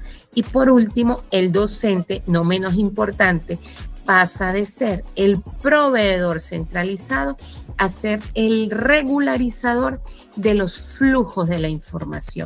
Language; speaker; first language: Spanish; native; Spanish